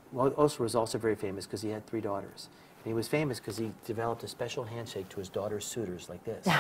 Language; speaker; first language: English; native; English